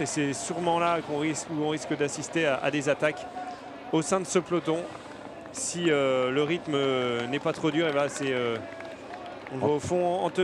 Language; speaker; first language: French; native; French